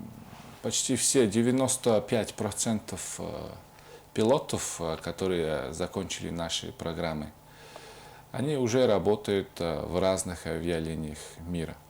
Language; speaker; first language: Russian; non-native, fluent; Mongolian